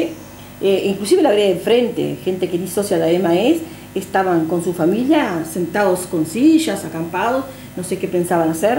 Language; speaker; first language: Spanish; native; Spanish